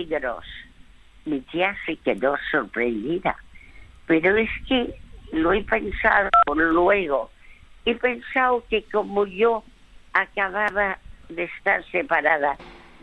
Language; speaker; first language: Spanish; early bilingual, other home language; French